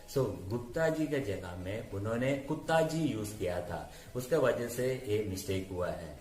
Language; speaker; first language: Hindi; non-native, local second language; Malayalam